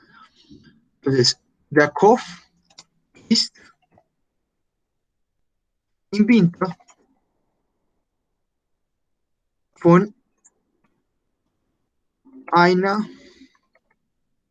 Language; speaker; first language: German; non-native, fluent; Spanish